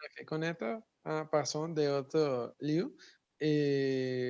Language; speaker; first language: French; non-native, learner; Spanish